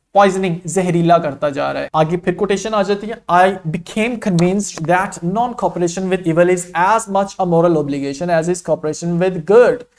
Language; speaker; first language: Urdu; non-native, local second language; Punjabi